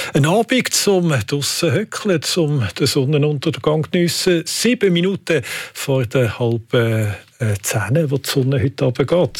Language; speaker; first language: German; native; German